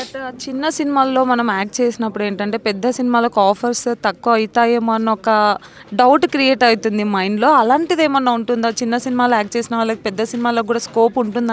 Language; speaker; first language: Telugu; native; Telugu